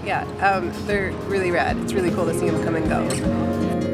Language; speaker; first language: English; native; English